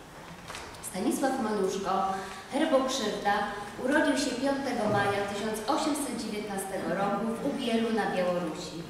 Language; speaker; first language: Polish; native; Polish